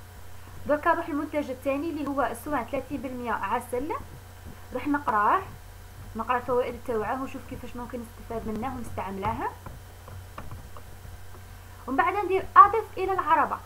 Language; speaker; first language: Arabic; native; Arabic